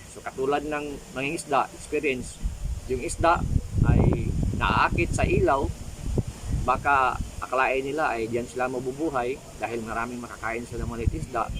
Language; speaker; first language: Filipino; non-native, local second language; Cebuano